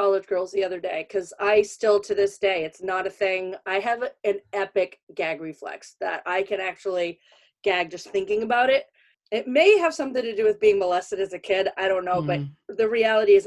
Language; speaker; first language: English; native; English